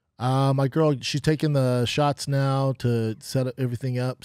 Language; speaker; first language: English; native; English